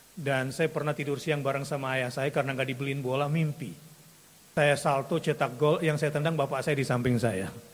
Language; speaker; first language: Indonesian; native; Indonesian